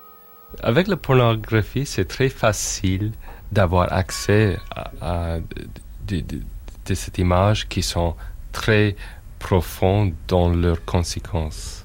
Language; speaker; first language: French; non-native, fluent; English